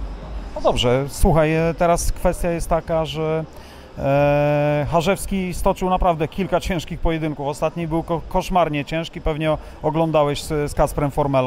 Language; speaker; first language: Polish; native; Polish